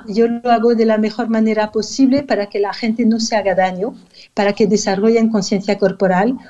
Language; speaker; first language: Spanish; non-native, fluent; French